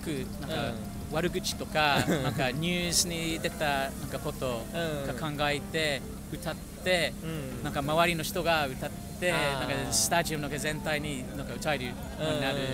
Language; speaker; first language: Japanese; non-native, fluent; English